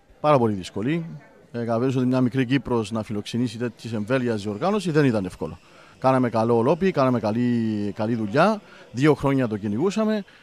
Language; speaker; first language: Greek; native; Greek